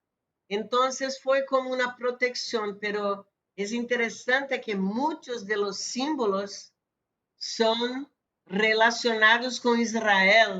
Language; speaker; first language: Spanish; non-native, fluent; Portuguese